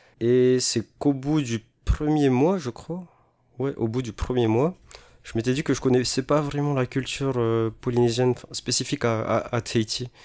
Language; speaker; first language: French; native; French